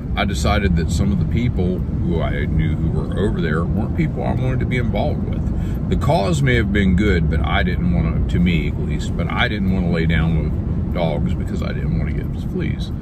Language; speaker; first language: English; native; English